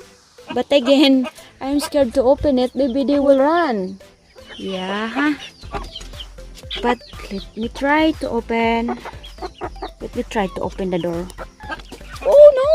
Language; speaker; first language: English; non-native, local second language; Filipino